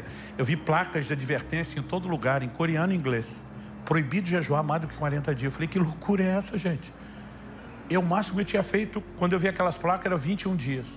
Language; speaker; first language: Portuguese; native; Portuguese